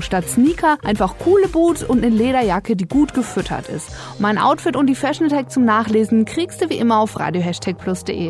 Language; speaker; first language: German; native; German